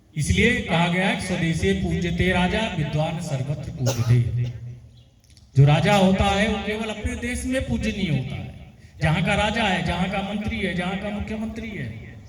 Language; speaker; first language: Hindi; native; Hindi